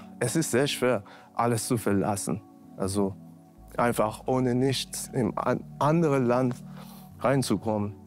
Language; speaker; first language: German; non-native, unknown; Persian